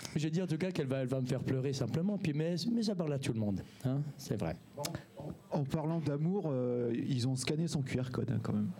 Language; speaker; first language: English; non-native, learner; French